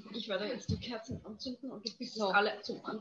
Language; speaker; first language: German; non-native, fluent; Polish